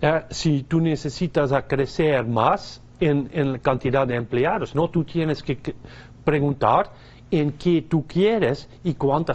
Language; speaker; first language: Spanish; non-native, fluent; Dutch